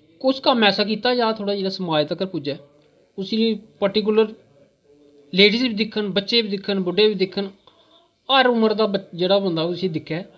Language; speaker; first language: Punjabi; non-native, local second language; Dogri